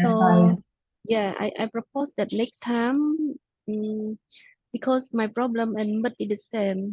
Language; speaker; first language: English; non-native, local second language; Khmer